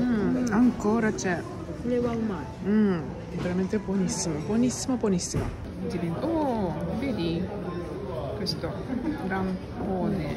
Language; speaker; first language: Italian; non-native, learner; Japanese